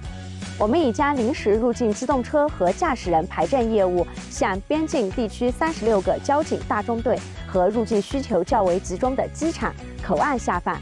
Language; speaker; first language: Chinese; native; Chinese